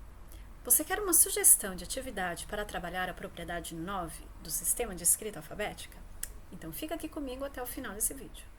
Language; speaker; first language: Portuguese; native; Portuguese